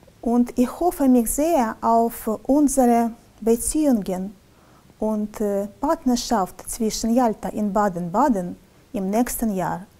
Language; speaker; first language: German; non-native, learner; Russian